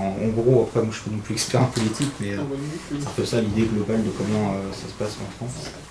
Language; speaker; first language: French; native; French